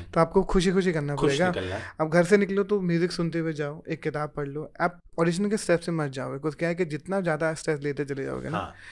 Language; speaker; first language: Hindi; native; Hindi